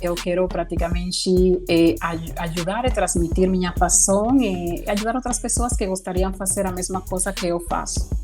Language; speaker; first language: Portuguese; non-native, fluent; Spanish